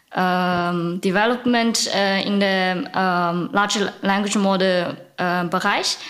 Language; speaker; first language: German; non-native, fluent; Chinese